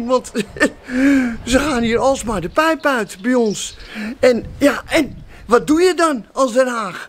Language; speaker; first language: Dutch; native; Dutch